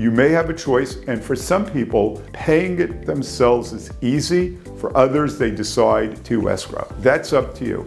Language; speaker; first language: English; native; English